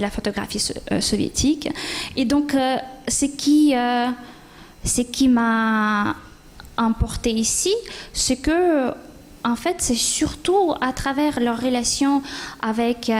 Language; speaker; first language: French; non-native, fluent; Ukrainian